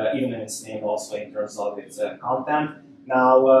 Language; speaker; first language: English; non-native, fluent; Hungarian